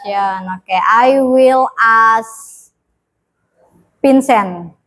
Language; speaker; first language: English; non-native, learner; Indonesian